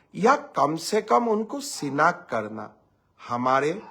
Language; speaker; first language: Hindi; non-native, local second language; Assamese